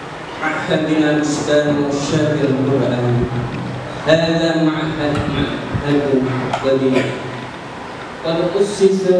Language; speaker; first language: Arabic; non-native, learner; Indonesian